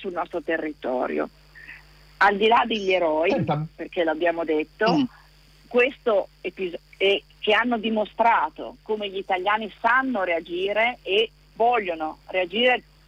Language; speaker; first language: Italian; native; Italian